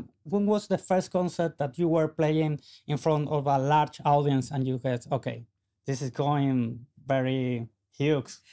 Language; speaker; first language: English; non-native, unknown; Spanish